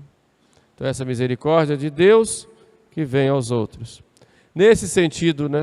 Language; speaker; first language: Portuguese; native; Portuguese